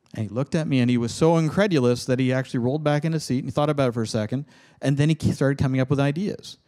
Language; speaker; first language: English; native; English